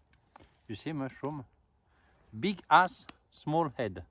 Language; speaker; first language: English; non-native, learner; French